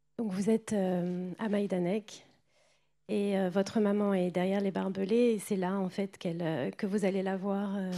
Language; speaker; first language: French; native; French